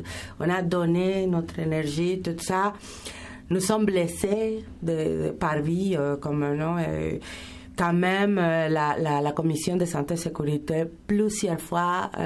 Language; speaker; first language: French; non-native, fluent; Spanish